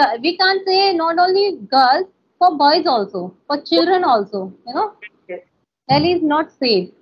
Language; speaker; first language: English; non-native, local second language; Hindi